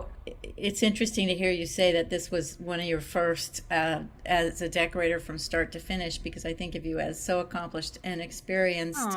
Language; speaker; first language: English; native; English